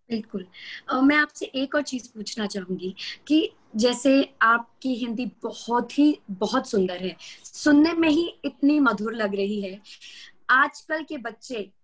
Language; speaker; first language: Hindi; native; Hindi